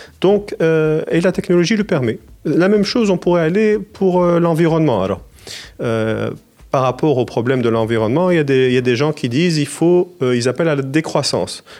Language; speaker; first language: French; non-native, local second language; Arabic